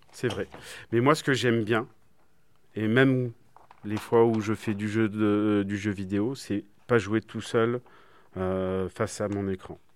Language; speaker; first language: French; native; French